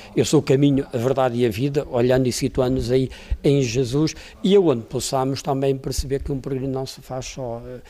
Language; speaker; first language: Portuguese; native; Portuguese